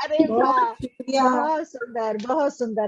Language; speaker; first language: Hindi; native; Hindi